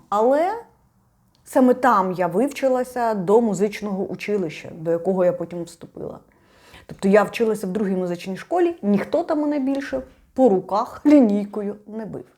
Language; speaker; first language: Ukrainian; non-native, local second language; Russian